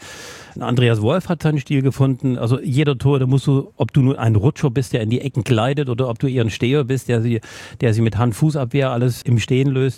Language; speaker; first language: German; native; German